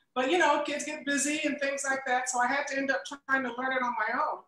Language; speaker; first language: English; native; English